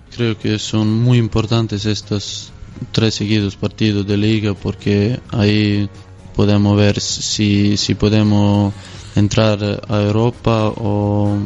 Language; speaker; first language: Spanish; non-native, learner; Serbian